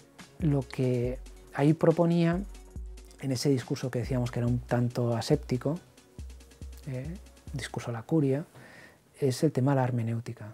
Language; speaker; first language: Spanish; native; Spanish